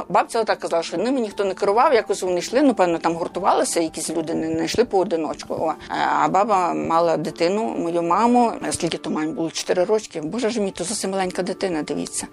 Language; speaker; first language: Ukrainian; native; Ukrainian